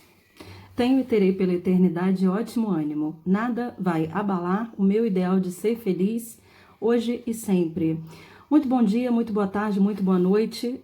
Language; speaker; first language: Portuguese; native; Portuguese